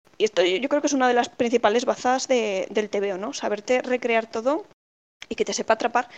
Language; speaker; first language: Spanish; native; Spanish